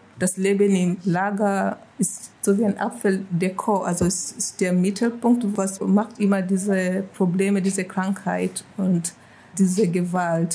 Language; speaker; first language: German; non-native, fluent; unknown